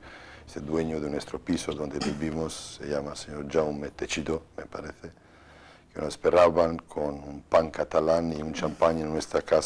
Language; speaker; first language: Spanish; non-native, fluent; Bosnian